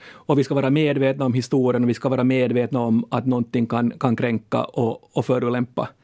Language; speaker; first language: Swedish; native; Swedish